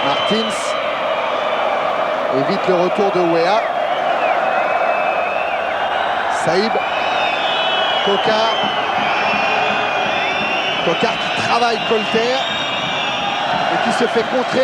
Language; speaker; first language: French; native; French